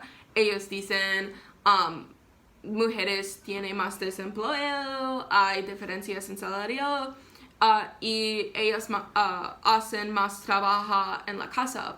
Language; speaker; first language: Spanish; non-native, learner; English